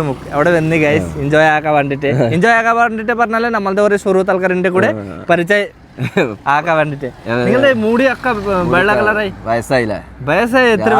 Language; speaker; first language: Malayalam; non-native, learner; Bangla